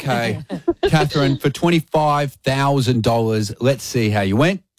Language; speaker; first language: English; native; English